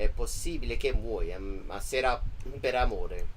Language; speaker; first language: Italian; non-native, learner; English